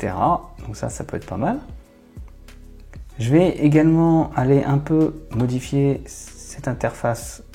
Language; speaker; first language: French; native; French